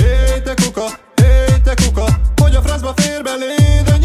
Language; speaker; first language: Hungarian; native; Hungarian